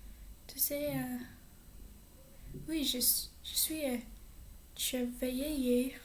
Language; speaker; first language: French; non-native, learner; English